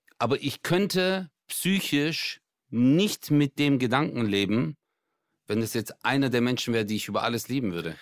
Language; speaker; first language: German; early bilingual, other home language; Turkish